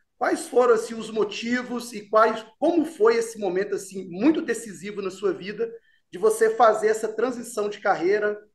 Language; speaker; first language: Portuguese; native; Portuguese